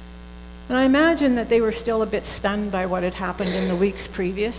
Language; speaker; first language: English; native; English